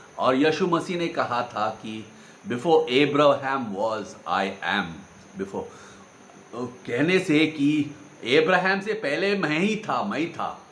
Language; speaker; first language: Hindi; non-native, local second language; Gujarati